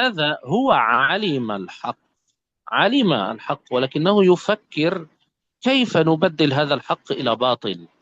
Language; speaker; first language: Arabic; native; Arabic